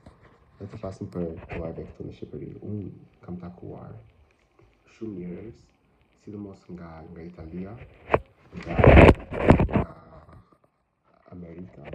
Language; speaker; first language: Albanian; non-native, learner; English